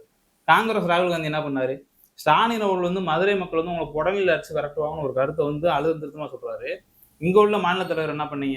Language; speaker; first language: Tamil; native; Tamil